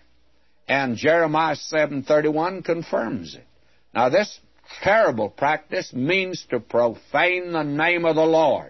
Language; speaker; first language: English; native; English